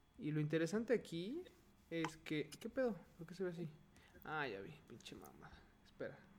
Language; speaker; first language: Spanish; native; Spanish